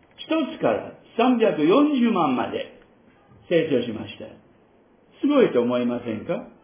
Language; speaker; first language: Japanese; non-native, fluent; English